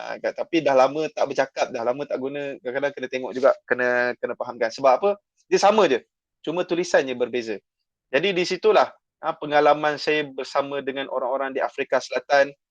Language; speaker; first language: Malay; native; Malay